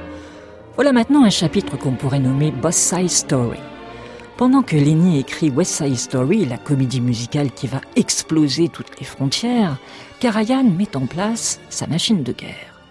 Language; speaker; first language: French; native; French